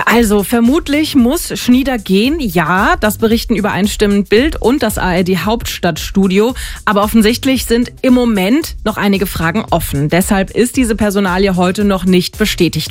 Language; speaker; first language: German; native; German